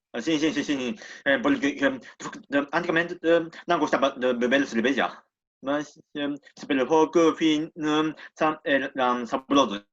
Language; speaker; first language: Portuguese; non-native, learner; Japanese